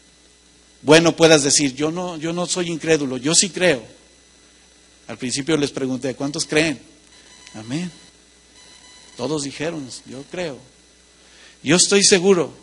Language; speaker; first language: Spanish; native; Spanish